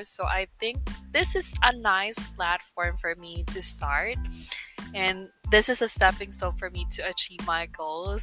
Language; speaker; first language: English; non-native, local second language; Filipino